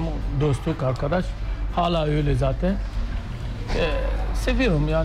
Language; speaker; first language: Turkish; non-native, learner; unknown